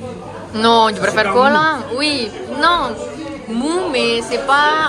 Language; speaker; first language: French; non-native, learner; Indonesian